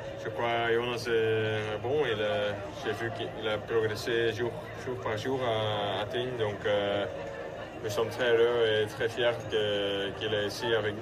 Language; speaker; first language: French; non-native, local second language; Dutch